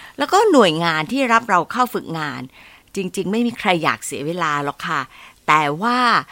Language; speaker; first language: Thai; native; Thai